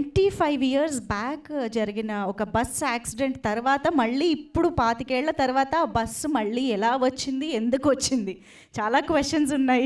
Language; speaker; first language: Telugu; native; Telugu